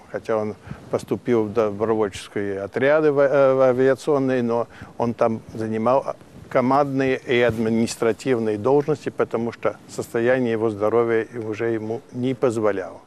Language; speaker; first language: Russian; early bilingual, heritage; Russian